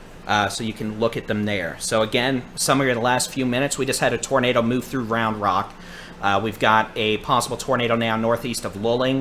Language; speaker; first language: English; native; English